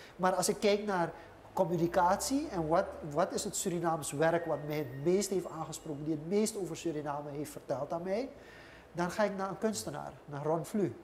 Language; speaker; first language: Dutch; native; Dutch